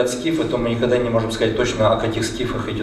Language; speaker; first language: Russian; native; Russian